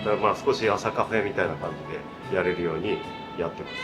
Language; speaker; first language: Japanese; native; Japanese